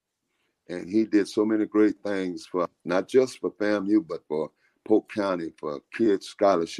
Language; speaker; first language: English; native; English